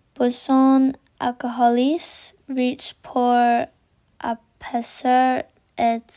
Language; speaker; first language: French; non-native, learner; English